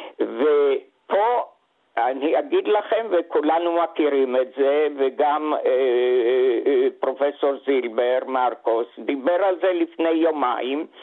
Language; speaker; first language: Hebrew; non-native, fluent; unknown